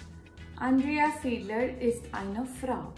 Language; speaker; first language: German; non-native, fluent; Gujarati